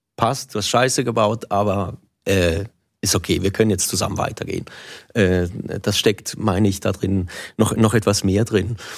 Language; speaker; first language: German; native; German